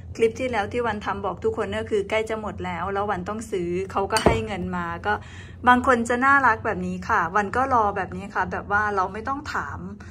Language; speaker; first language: Thai; native; Thai